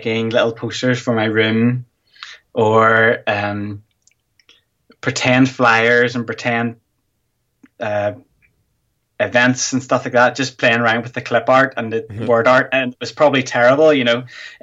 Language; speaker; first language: English; native; English